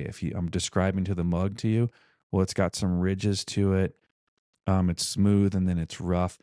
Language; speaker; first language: English; native; English